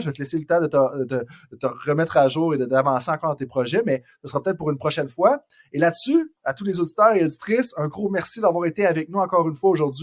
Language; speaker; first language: French; native; French